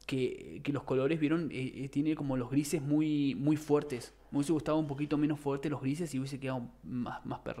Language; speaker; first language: Spanish; native; Spanish